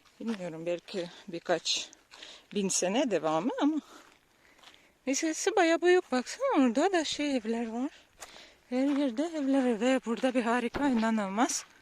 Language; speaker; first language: Turkish; non-native, learner; Russian